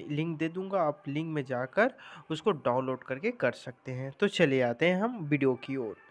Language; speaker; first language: Hindi; native; Hindi